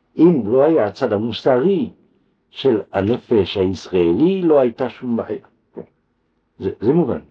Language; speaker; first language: Hebrew; non-native, fluent; French